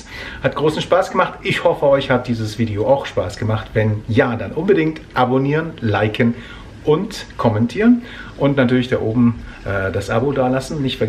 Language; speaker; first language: German; native; German